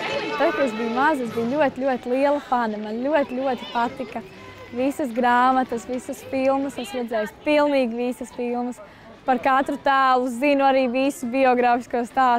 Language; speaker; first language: Latvian; native; Latvian